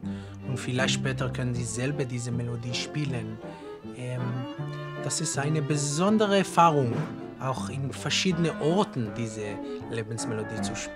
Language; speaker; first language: German; non-native, fluent; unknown